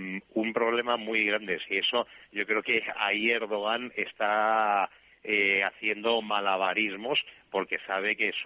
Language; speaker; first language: Spanish; native; Spanish